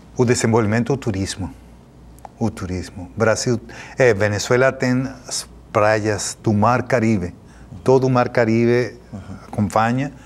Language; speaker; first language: Portuguese; non-native, fluent; Spanish